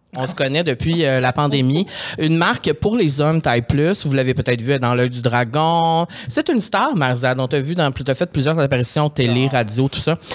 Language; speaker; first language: French; native; French